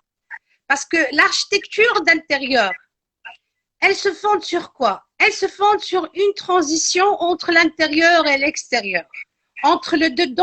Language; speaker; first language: French; non-native, local second language; Arabic